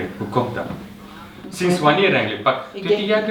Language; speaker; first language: Dutch; non-native, learner; Malay